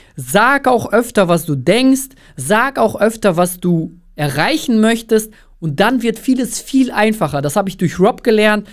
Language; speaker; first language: German; early bilingual, other home language; Russian